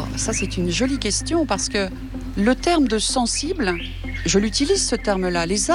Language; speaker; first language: French; native; French